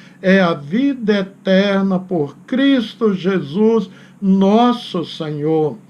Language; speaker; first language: Portuguese; native; Portuguese